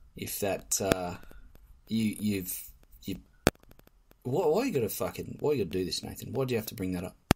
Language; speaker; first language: English; native; English